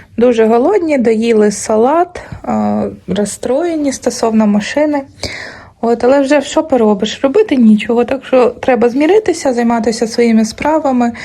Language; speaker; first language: Ukrainian; native; Ukrainian